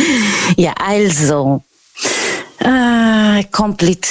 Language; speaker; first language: German; non-native, learner; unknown